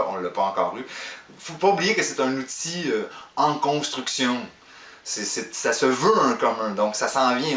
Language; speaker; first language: French; native; French